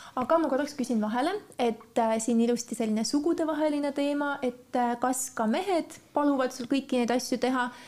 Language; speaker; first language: Estonian; native; Estonian